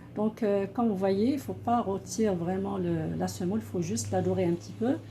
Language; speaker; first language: French; non-native, local second language; Arabic